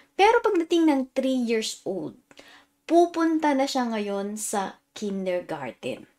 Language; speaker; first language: Filipino; native; Filipino